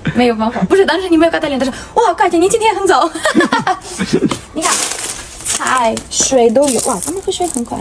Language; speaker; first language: Chinese; non-native, learner; Ukrainian